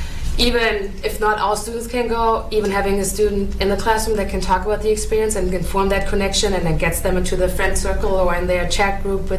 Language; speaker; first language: English; non-native, fluent; German